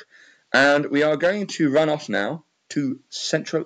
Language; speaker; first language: English; native; English